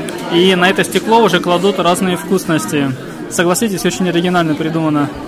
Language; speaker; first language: Russian; native; Russian